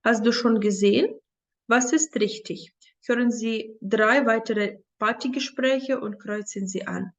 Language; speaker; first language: German; non-native, fluent; Ukrainian